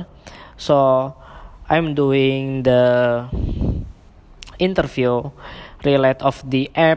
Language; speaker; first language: English; non-native, learner; Indonesian